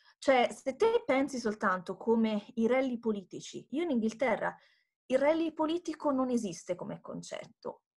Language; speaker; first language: Italian; native; Italian